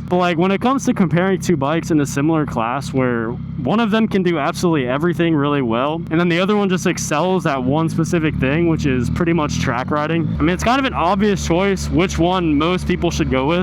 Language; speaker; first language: English; native; English